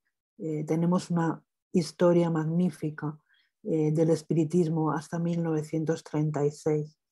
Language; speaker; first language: Spanish; native; Spanish